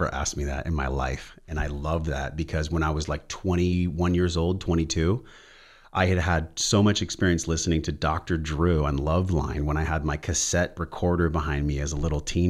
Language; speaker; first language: English; native; English